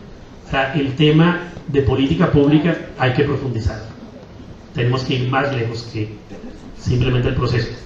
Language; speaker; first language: Spanish; native; Spanish